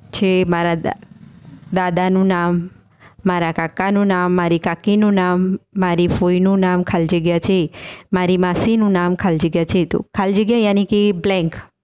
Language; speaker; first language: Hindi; non-native, local second language; Gujarati